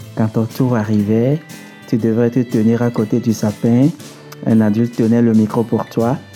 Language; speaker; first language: French; non-native, local second language; Ewe